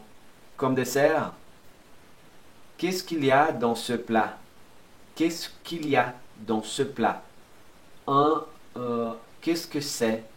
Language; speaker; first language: French; non-native, fluent; Portuguese